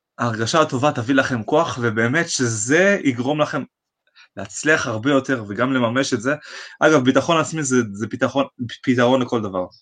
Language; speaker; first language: Hebrew; native; Hebrew